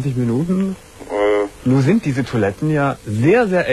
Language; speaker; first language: German; native; German